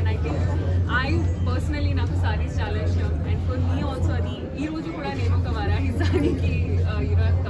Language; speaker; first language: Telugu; non-native, learner; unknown